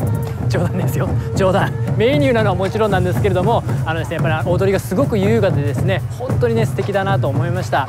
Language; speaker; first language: Japanese; native; Japanese